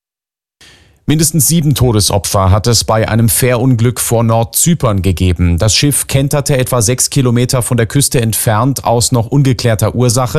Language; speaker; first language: German; native; German